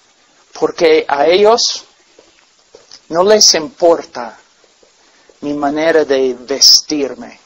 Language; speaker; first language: Spanish; non-native, fluent; English